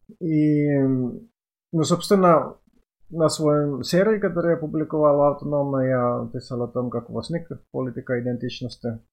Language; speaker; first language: Russian; non-native, fluent; Finnish